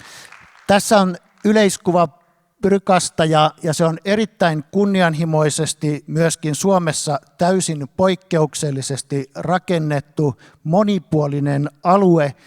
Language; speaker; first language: Finnish; native; Finnish